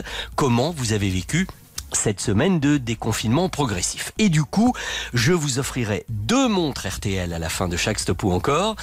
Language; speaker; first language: French; native; French